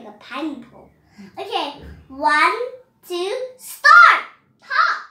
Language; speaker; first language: English; non-native, learner; Vietnamese